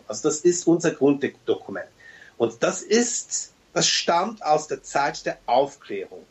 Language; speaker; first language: German; early bilingual, other home language; Turkish